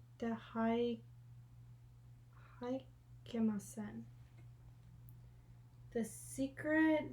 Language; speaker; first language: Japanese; non-native, learner; English